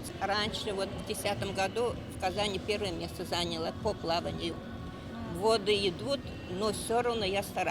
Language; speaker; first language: Russian; non-native, local second language; Tatar